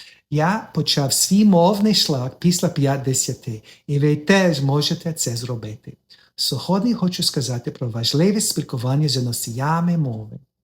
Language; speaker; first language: Ukrainian; non-native, fluent; English